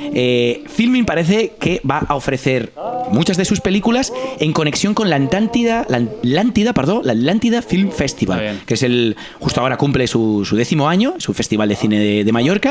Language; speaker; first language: Spanish; non-native, local second language; Catalan